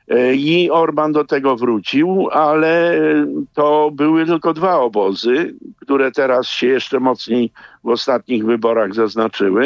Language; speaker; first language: Polish; native; Polish